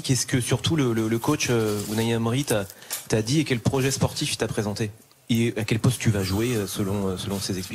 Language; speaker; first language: French; native; French